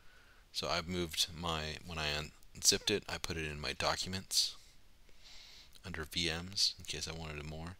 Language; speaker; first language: English; native; English